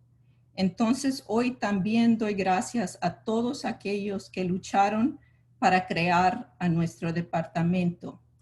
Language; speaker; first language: Spanish; early bilingual, heritage; Spanish